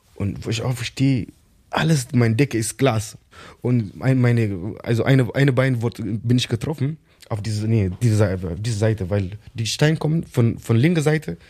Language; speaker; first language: German; non-native, learner; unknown